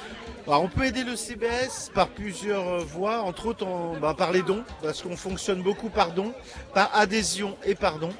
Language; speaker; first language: French; native; French